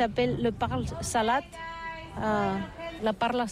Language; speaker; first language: French; non-native, learner; Catalan